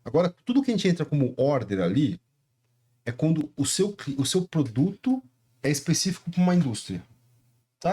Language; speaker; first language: Portuguese; native; Portuguese